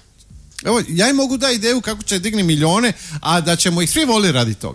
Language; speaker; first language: Croatian; native; Croatian